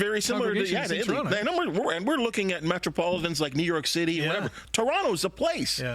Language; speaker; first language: English; native; English